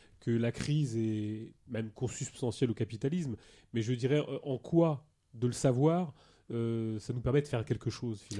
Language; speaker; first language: French; native; French